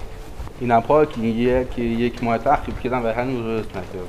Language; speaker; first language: Persian; native; Persian